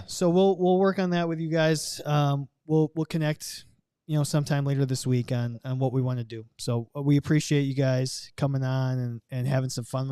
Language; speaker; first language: English; native; English